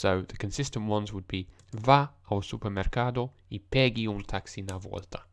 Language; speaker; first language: Portuguese; non-native, learner; English